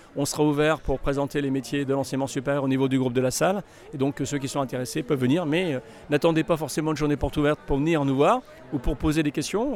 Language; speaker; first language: French; native; French